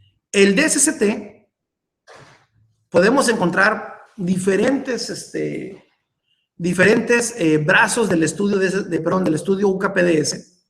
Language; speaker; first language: Spanish; native; Spanish